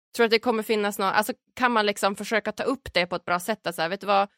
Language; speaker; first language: Swedish; native; Swedish